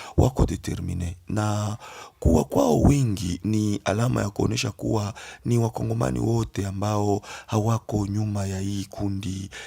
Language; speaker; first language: Swahili; native; Swahili